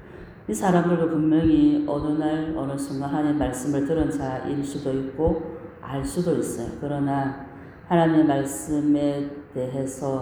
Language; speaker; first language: Korean; native; Korean